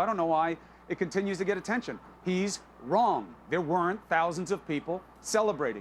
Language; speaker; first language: English; native; English